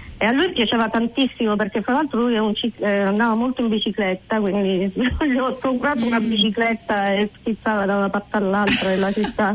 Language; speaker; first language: Italian; native; Italian